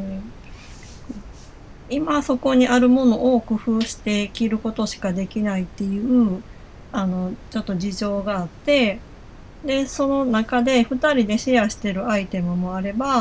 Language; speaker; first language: Japanese; native; Japanese